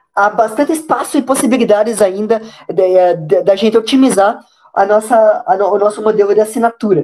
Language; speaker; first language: Portuguese; native; Portuguese